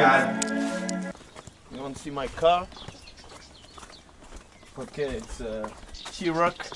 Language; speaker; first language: English; non-native, learner; French